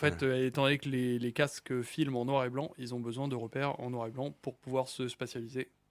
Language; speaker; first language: French; native; French